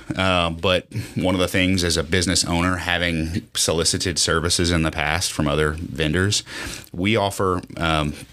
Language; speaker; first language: English; native; English